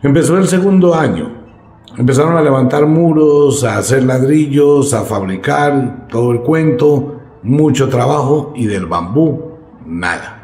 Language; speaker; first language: Spanish; native; Spanish